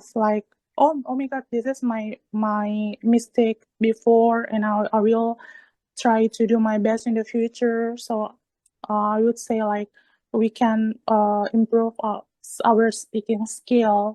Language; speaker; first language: English; non-native, learner; Indonesian